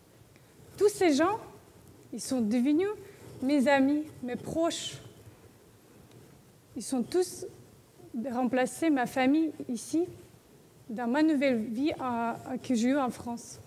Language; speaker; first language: French; non-native, learner; Russian